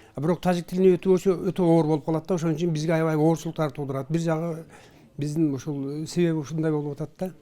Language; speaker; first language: Kyrgyz; early bilingual, heritage; Kyrgyz